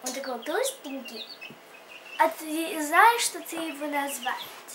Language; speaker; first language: Russian; early bilingual, heritage; English